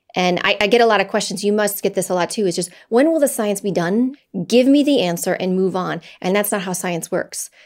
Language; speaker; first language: English; native; English